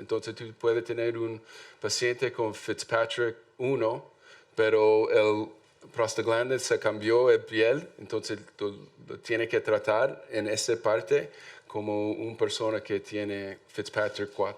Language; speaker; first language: Spanish; non-native, learner; English